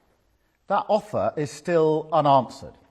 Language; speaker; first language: English; native; English